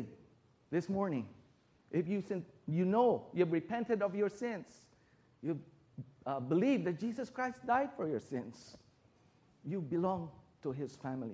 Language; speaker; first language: English; non-native, local second language; Filipino